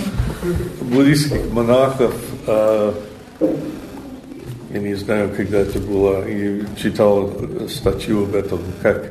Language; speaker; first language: Russian; non-native, fluent; English